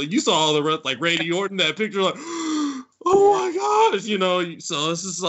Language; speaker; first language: English; native; English